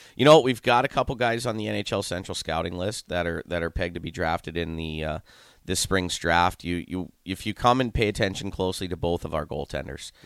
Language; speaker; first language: English; native; English